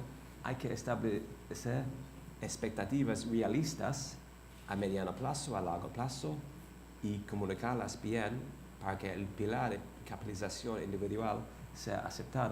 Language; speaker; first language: Spanish; non-native, fluent; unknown